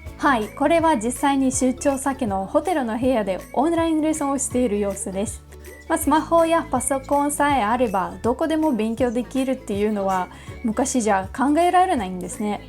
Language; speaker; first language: Japanese; non-native, fluent; Russian